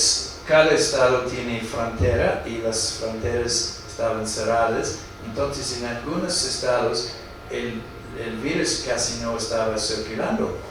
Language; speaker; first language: Spanish; non-native, fluent; English